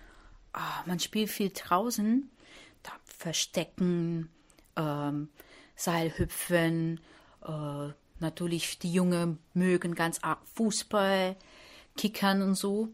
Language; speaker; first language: German; non-native, fluent; Portuguese